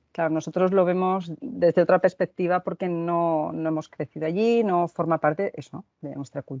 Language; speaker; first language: Spanish; native; Spanish